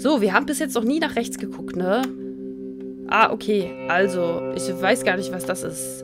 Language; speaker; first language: German; native; German